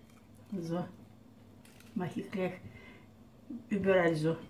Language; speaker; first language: German; non-native, fluent; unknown